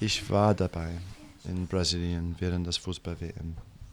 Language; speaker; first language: German; non-native, fluent; English